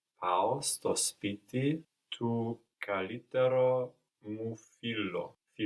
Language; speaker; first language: Greek; non-native, learner; English